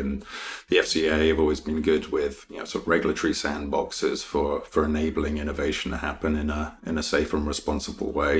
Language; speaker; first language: English; native; English